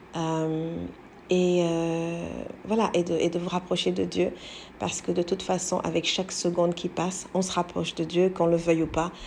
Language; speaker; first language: French; non-native, local second language; English